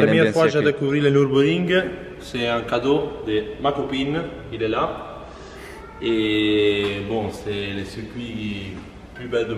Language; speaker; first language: French; non-native, fluent; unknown